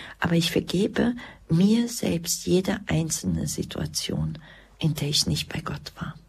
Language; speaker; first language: German; early bilingual, other home language; Croatian